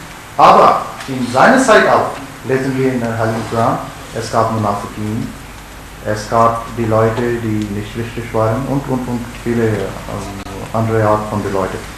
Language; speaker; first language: German; non-native, learner; Urdu